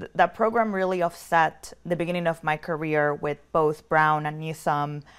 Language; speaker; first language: English; early bilingual, other home language; Spanish